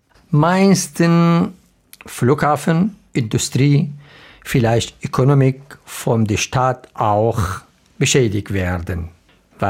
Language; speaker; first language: German; non-native, learner; Arabic